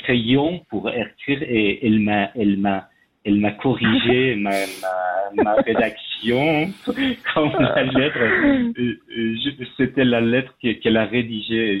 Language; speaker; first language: French; non-native, fluent; Persian